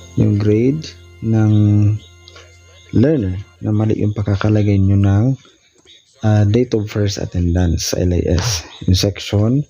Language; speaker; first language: Filipino; non-native, local second language; Bikol